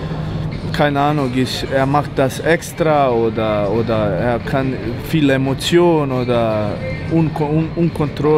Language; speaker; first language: German; non-native, learner; Croatian